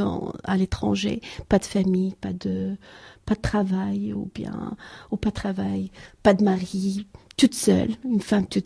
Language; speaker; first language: French; non-native, learner; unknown